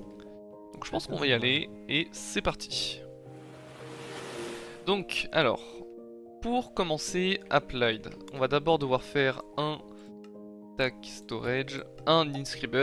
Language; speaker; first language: French; native; French